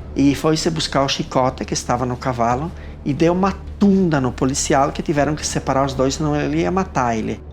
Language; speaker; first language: Portuguese; native; Portuguese